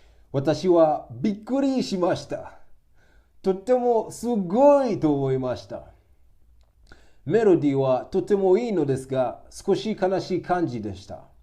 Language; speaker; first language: Japanese; non-native, learner; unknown